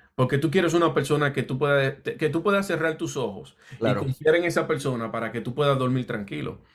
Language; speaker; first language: Spanish; native; Spanish